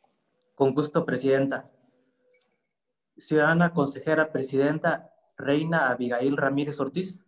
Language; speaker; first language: Spanish; native; Spanish